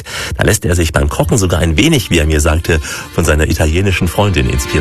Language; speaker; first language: German; native; German